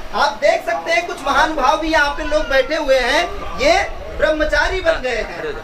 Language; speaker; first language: Hindi; native; Hindi